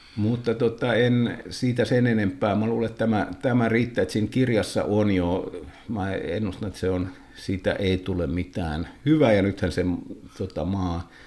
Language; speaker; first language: Finnish; native; Finnish